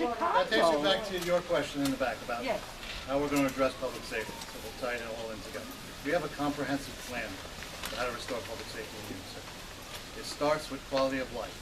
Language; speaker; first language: English; native; English